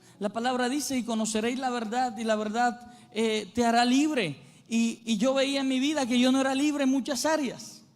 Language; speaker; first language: Spanish; native; Spanish